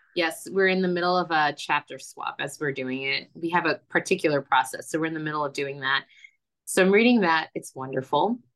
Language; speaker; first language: English; early bilingual, other home language; Spanish